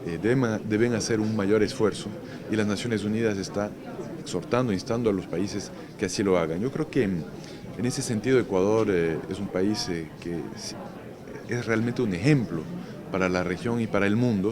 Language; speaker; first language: Spanish; native; Spanish